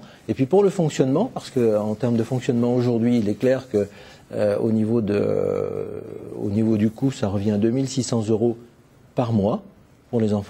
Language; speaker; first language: French; native; French